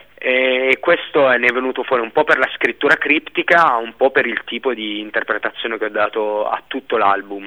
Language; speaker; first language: Italian; native; Italian